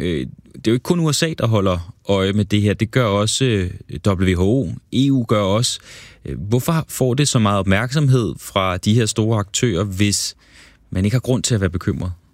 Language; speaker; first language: Danish; native; Danish